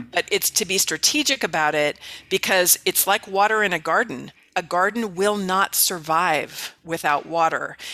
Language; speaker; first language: English; native; English